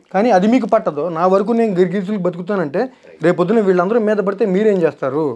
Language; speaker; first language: Telugu; native; Telugu